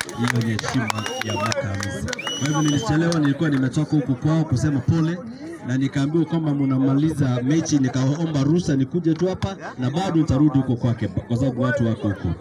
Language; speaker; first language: Swahili; non-native, local second language; Kalenjin